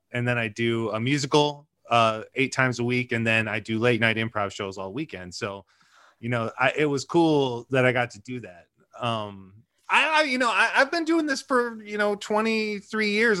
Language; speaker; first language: English; native; English